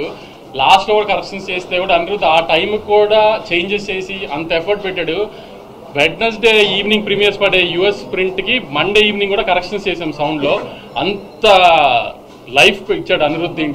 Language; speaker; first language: Telugu; native; Telugu